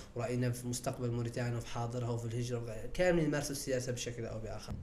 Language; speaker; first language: Arabic; native; Arabic